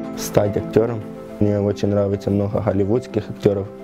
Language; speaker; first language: Russian; native; Russian